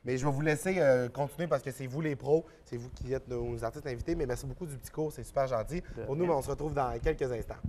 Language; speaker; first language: French; native; French